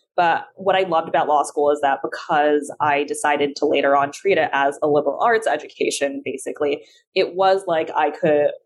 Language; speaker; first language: English; early bilingual, other home language; Chinese